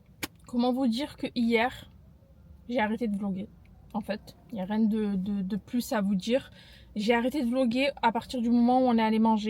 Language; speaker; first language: French; native; French